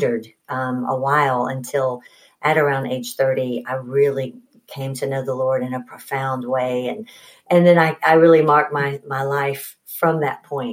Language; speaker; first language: English; native; English